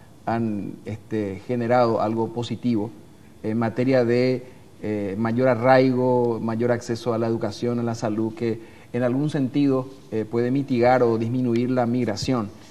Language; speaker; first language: Spanish; native; Spanish